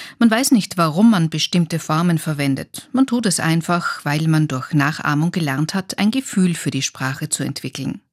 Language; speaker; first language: German; native; German